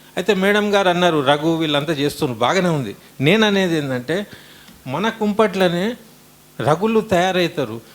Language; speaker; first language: Telugu; native; Telugu